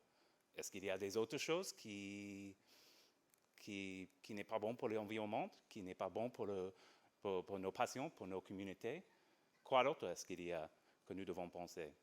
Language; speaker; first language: French; non-native, fluent; English